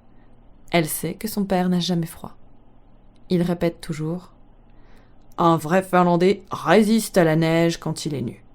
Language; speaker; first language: French; native; French